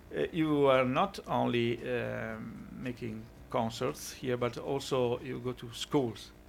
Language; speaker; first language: English; non-native, fluent; Italian